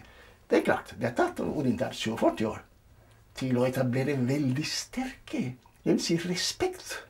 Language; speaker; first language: Norwegian; non-native, fluent; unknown